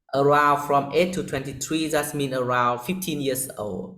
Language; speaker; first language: English; non-native, learner; Vietnamese